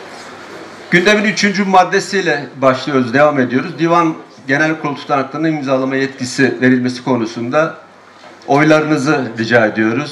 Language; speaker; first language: Turkish; native; Turkish